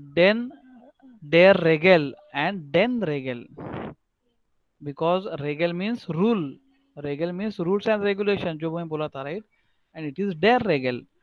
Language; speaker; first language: Hindi; non-native, local second language; Marathi